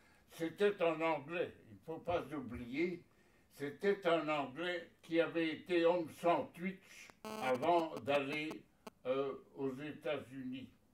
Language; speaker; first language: French; native; French